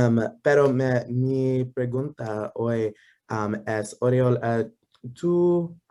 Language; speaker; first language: Spanish; non-native, learner; English